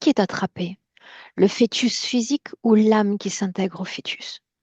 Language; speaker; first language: French; native; French